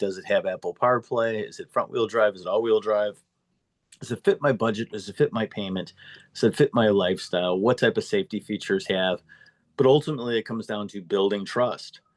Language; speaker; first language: English; native; English